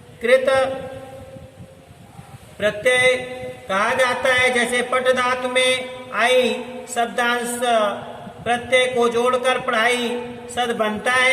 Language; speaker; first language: Hindi; native; Hindi